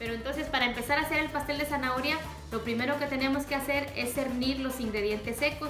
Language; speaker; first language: Spanish; native; Spanish